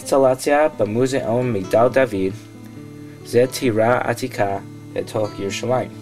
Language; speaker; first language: Hebrew; non-native, learner; English